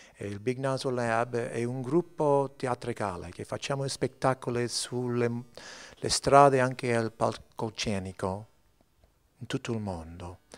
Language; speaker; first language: Italian; early bilingual, heritage; Italian